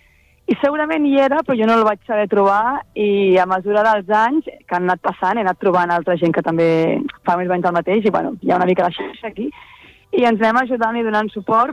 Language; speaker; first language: Catalan; native; Catalan